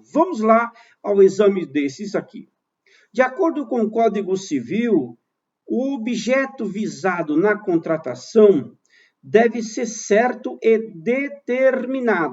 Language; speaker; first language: Portuguese; native; Portuguese